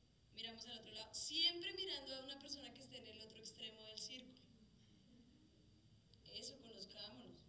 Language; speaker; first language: Spanish; native; Spanish